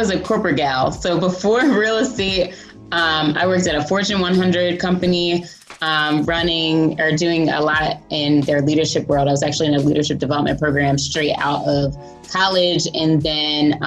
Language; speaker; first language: English; native; English